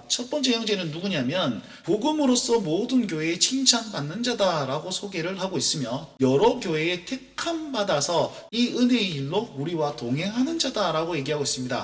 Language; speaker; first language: Korean; native; Korean